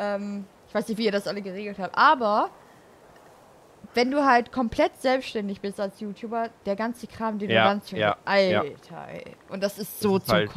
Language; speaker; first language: German; native; German